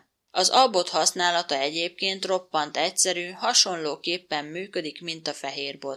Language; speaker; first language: Hungarian; native; Hungarian